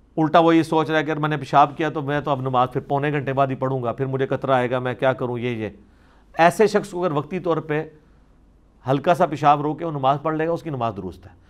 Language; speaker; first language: Urdu; non-native, local second language; Punjabi